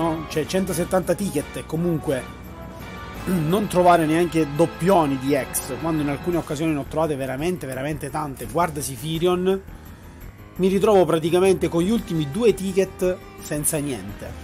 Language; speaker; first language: Italian; native; Italian